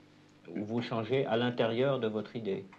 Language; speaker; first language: French; native; French